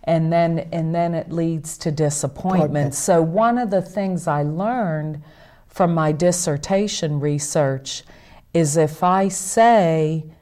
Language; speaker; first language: English; native; English